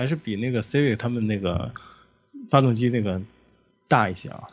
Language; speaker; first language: Chinese; native; Chinese